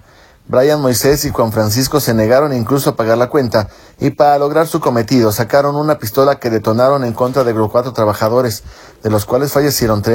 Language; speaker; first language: Spanish; native; Spanish